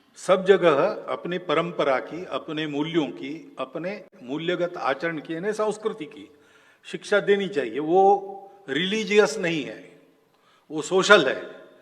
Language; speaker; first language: Hindi; non-native, local second language; Marathi